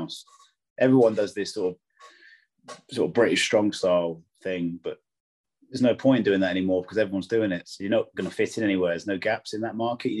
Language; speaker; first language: English; native; English